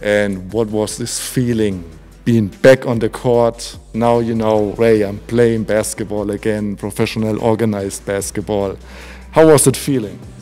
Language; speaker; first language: English; non-native, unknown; German